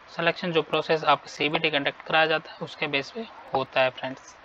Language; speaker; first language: Hindi; native; Hindi